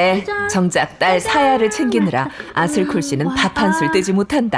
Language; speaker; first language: Korean; native; Korean